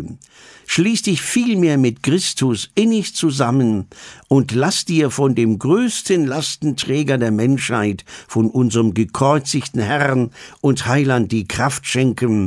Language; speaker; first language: German; native; German